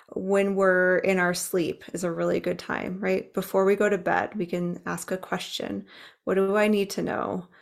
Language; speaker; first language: English; native; English